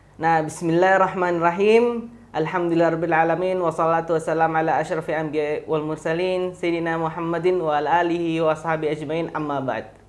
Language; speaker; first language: Indonesian; native; Indonesian